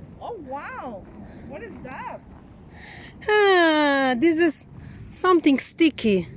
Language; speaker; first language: English; non-native, learner; Turkish